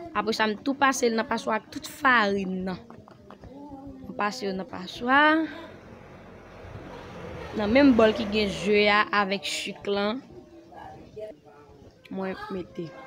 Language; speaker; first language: French; non-native, learner; Haitian Creole